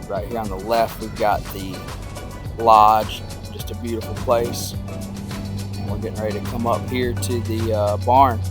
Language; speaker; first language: English; native; English